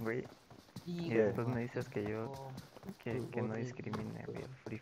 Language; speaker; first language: Spanish; native; Spanish